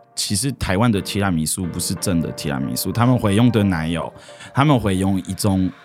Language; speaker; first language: Chinese; non-native, fluent; French